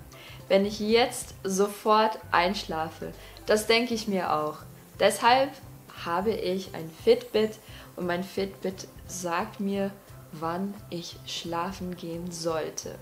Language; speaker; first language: German; non-native, fluent; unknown